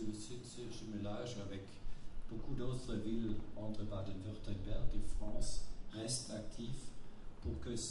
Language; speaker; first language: French; non-native, fluent; German